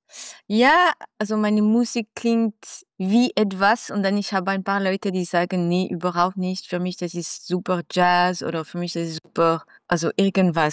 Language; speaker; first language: German; non-native, local second language; French